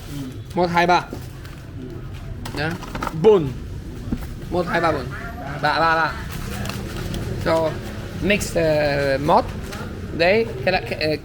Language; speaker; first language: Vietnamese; non-native, learner; Polish